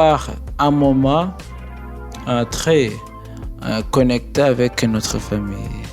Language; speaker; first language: French; non-native, learner; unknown